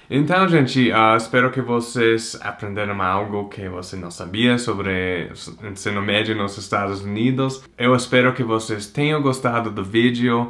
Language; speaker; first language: Portuguese; non-native, fluent; English